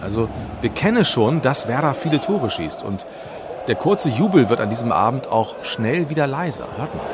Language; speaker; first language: German; native; German